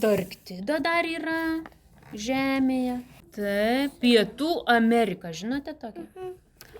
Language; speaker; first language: Lithuanian; native; Lithuanian